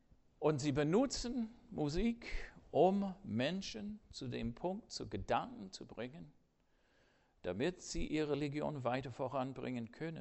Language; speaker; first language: German; non-native, fluent; English